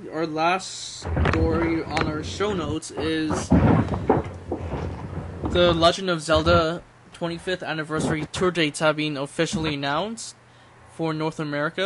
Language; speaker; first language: English; native; English